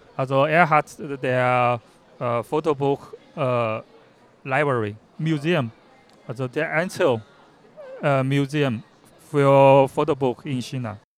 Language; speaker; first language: German; non-native, learner; Chinese